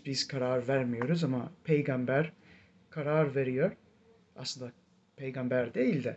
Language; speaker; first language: Turkish; non-native, fluent; English